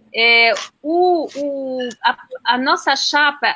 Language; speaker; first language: Portuguese; non-native, fluent; French